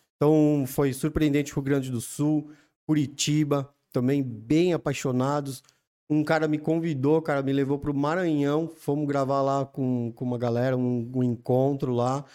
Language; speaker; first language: Portuguese; native; Portuguese